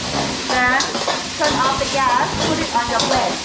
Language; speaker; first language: English; non-native, learner; Thai